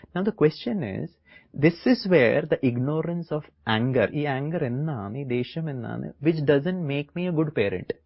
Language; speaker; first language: English; non-native, local second language; Malayalam